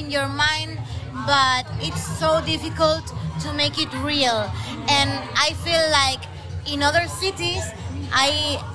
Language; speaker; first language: English; non-native, learner; Spanish